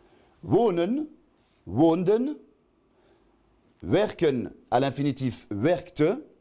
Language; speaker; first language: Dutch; non-native, local second language; French